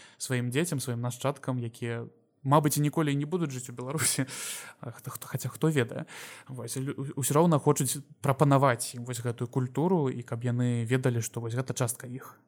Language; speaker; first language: Belarusian; non-native, local second language; Russian